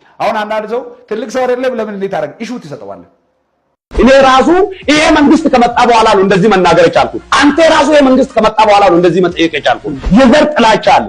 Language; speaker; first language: Amharic; non-native, local second language; Oromo